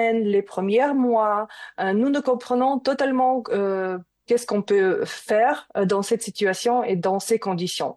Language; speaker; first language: French; non-native, learner; Ukrainian